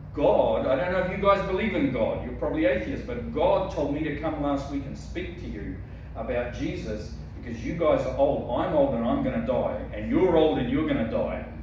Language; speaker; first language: English; native; English